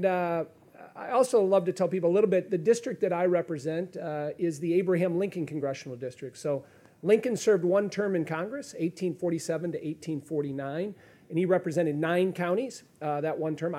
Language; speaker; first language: English; native; English